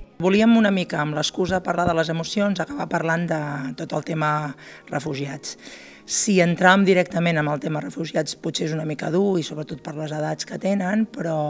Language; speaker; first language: Catalan; native; Catalan